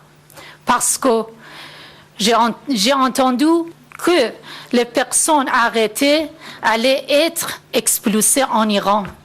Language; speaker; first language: French; non-native, fluent; Persian